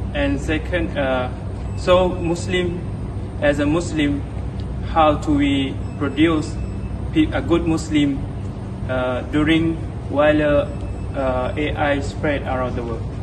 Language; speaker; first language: English; non-native, fluent; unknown